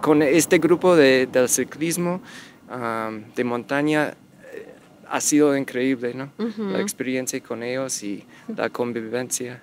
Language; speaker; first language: Spanish; non-native, fluent; English